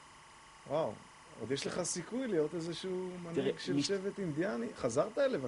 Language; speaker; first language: Hebrew; native; Hebrew